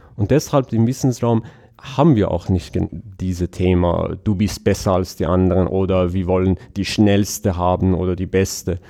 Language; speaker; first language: German; non-native, fluent; Persian